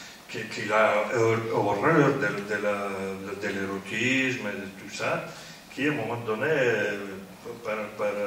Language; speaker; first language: French; non-native, fluent; Italian